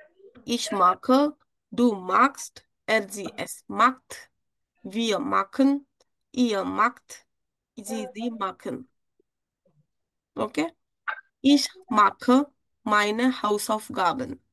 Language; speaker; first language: German; non-native, fluent; Marathi